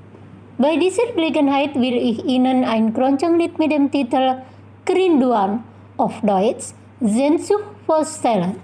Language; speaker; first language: German; non-native, fluent; Indonesian